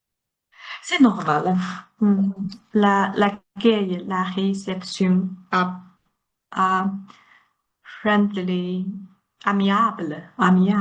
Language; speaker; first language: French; non-native, learner; Chinese